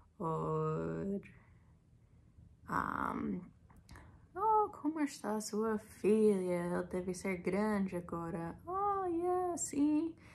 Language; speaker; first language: Portuguese; non-native, fluent; English